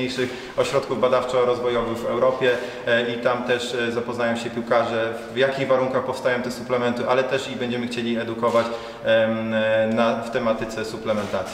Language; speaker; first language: Polish; native; Polish